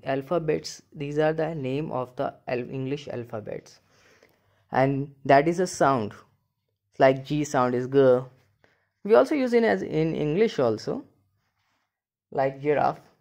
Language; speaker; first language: English; non-native, local second language; Hindi